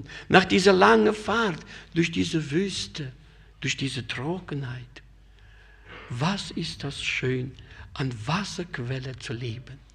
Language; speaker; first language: German; non-native, fluent; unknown